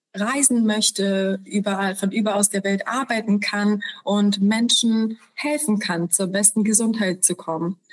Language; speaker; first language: German; early bilingual, other home language; Polish